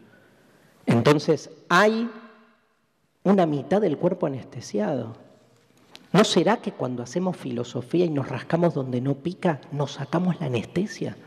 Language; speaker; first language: Spanish; native; Spanish